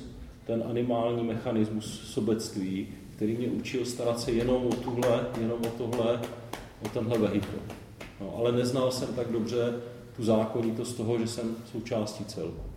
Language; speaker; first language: Czech; native; Czech